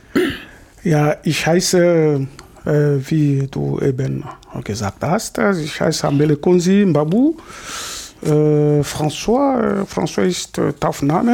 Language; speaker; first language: German; non-native, fluent; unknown